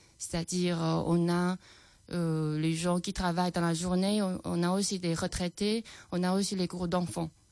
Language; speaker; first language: French; non-native, fluent; Chinese